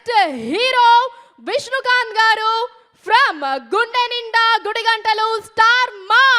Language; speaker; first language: Telugu; native; Telugu